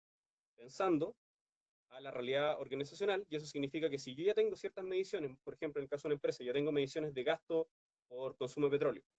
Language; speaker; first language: Spanish; native; Spanish